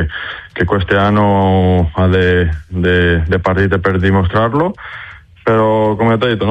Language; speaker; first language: Italian; non-native, learner; Spanish